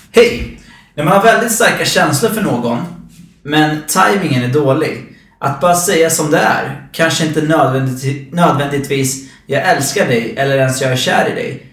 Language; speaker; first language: Swedish; native; Swedish